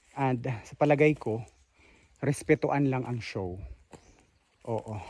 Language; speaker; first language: Filipino; native; Filipino